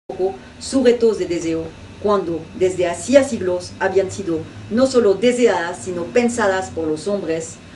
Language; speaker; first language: Spanish; non-native, fluent; French